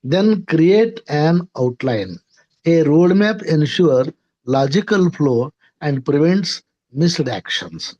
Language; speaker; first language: English; non-native, local second language; Marathi